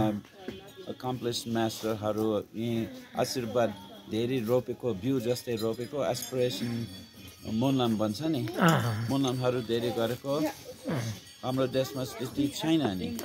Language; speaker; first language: Nepali; non-native, fluent; English